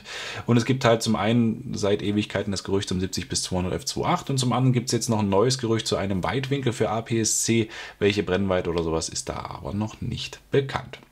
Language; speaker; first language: German; native; German